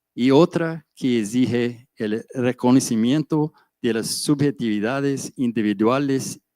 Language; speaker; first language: Spanish; non-native, fluent; English